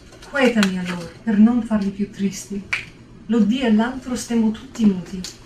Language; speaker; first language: Italian; non-native, fluent; English